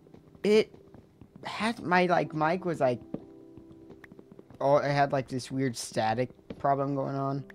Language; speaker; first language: English; native; English